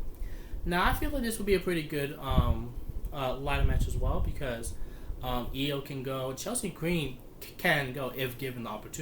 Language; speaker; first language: English; native; English